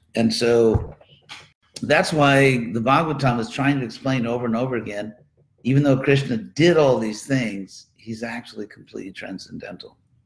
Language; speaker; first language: English; native; English